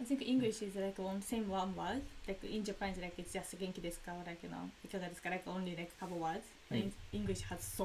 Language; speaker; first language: English; non-native, learner; Japanese